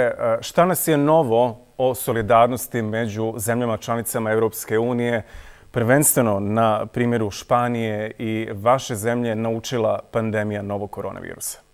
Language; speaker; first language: Serbian; native; Serbian